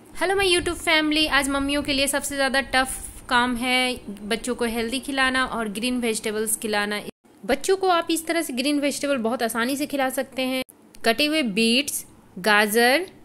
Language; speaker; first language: Hindi; native; Hindi